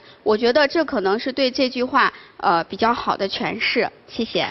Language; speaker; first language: Chinese; native; Chinese